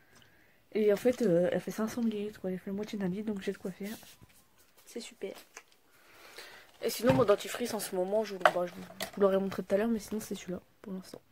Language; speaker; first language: French; native; French